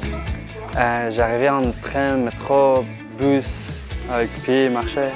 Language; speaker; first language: French; non-native, learner; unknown